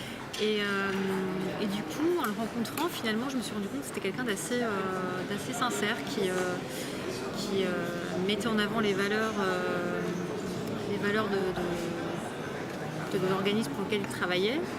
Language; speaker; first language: French; native; French